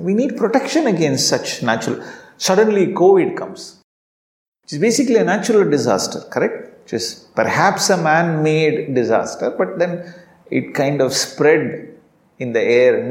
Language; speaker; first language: English; non-native, local second language; Tamil